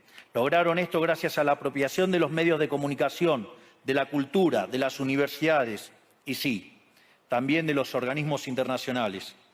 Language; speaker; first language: Spanish; native; Spanish